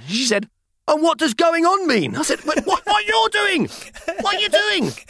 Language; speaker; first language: English; native; English